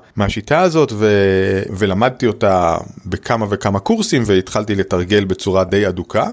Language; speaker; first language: Hebrew; native; Hebrew